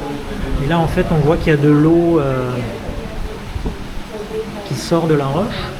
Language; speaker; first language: French; native; French